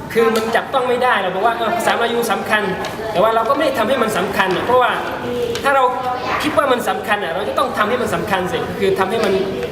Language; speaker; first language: Thai; non-native, local second language; Malay